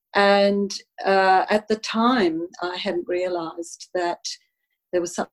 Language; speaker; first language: English; non-native, local second language; Italian